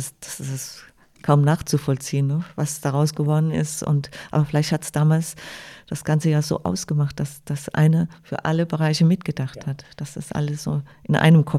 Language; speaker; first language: German; native; German